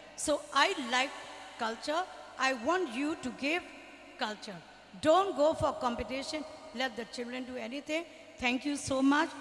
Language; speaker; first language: English; non-native, fluent; Burmese